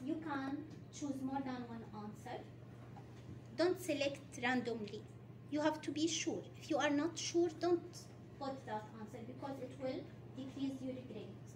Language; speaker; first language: English; non-native, fluent; Arabic